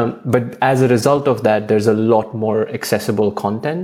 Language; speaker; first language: English; non-native, local second language; Hindi